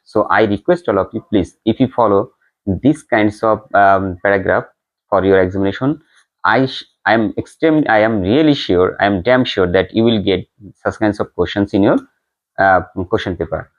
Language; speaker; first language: English; non-native, local second language; Bangla